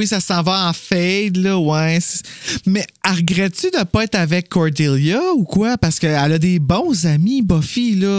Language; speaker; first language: French; native; French